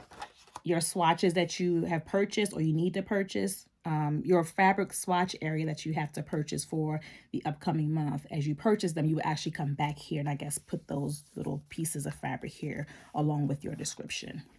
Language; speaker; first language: English; native; English